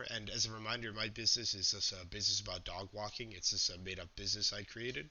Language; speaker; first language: English; native; English